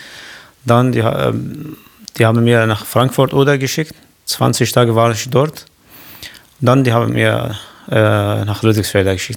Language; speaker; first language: German; non-native, learner; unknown